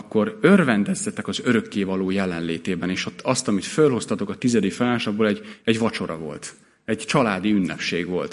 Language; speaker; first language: Hungarian; native; Hungarian